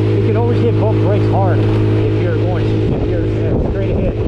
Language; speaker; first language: English; native; English